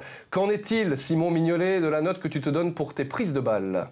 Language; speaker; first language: French; native; French